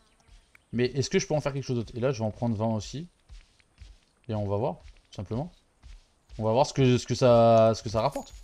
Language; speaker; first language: French; native; French